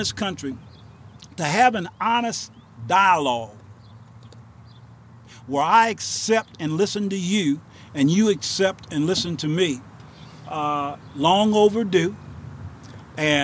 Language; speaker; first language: English; native; English